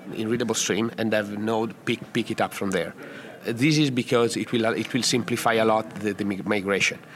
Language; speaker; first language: English; non-native, fluent; Italian